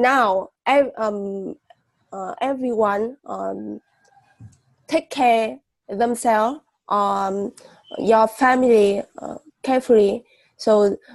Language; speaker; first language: English; non-native, learner; Vietnamese